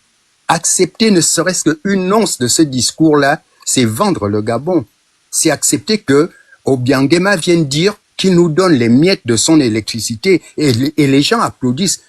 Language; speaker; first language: French; non-native, local second language; Fang